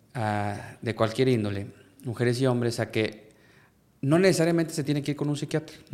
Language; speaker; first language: Spanish; native; Spanish